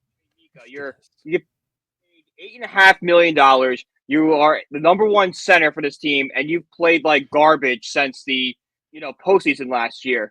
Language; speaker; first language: English; native; English